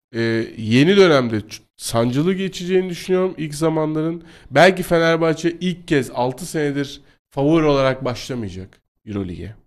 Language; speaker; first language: Turkish; native; Turkish